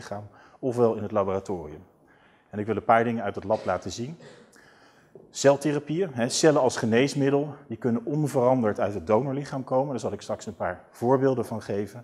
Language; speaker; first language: Dutch; native; Dutch